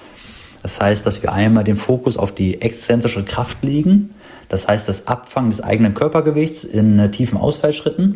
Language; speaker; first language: German; native; German